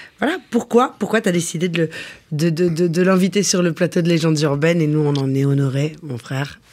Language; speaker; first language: French; native; French